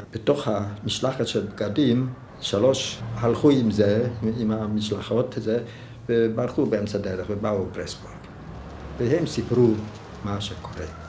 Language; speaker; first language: Hebrew; non-native, fluent; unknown